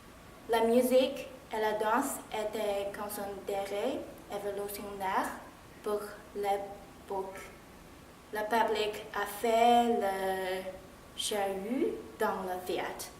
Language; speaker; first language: French; non-native, learner; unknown